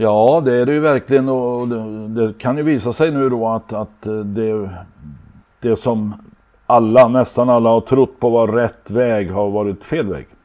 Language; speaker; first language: Swedish; native; Swedish